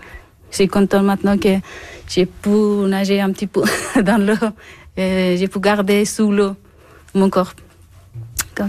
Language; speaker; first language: French; non-native, learner; Persian